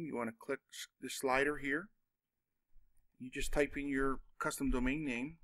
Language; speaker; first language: English; native; English